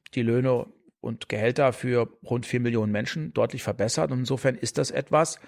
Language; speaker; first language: German; native; German